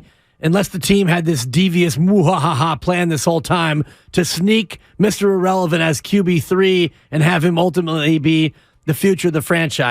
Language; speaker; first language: English; native; English